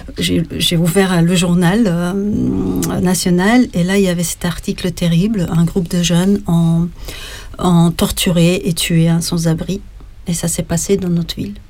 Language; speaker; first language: French; non-native, fluent; Slovenian